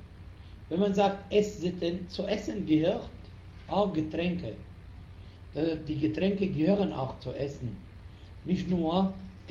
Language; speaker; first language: German; non-native, fluent; Arabic